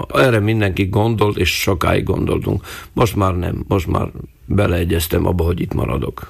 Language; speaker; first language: Hungarian; non-native, local second language; Slovak